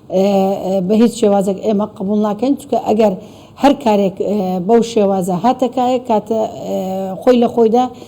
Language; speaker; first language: Central Kurdish; non-native, local second language; Azerbaijani